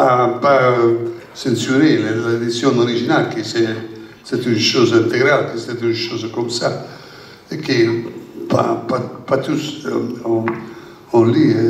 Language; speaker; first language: French; non-native, learner; Italian